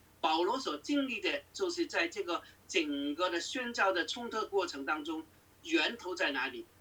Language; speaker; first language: Chinese; non-native, local second language; Cantonese